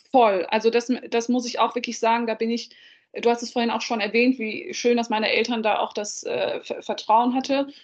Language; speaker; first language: German; early bilingual, other home language; Dutch